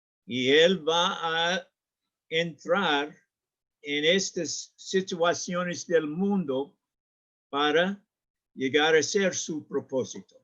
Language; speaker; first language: Spanish; non-native, learner; English